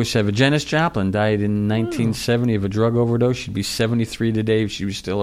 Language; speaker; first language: English; native; English